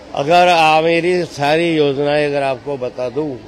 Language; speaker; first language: Hindi; non-native, local second language; Marathi